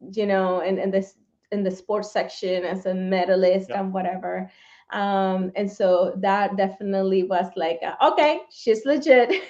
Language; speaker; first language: English; non-native, fluent; Spanish